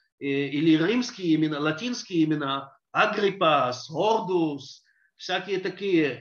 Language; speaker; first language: Russian; early bilingual, heritage; Russian